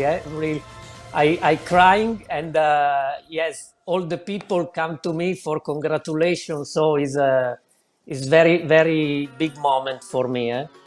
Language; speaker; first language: English; non-native, learner; Italian